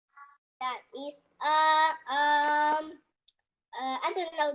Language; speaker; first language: English; non-native, learner; Vietnamese